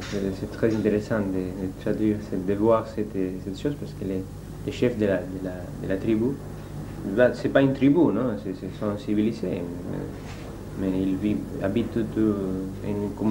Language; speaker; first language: French; non-native, learner; Spanish